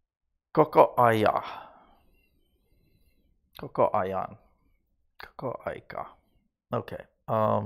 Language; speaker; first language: Finnish; non-native, learner; English